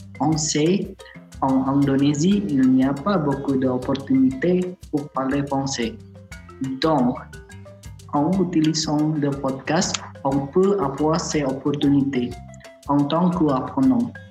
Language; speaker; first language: French; non-native, learner; Chinese